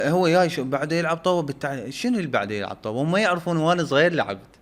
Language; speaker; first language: Arabic; native; Arabic